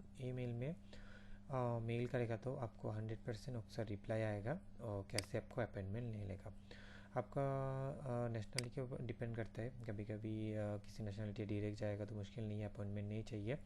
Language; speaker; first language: Hindi; non-native, fluent; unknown